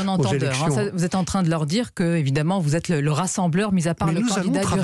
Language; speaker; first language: French; native; French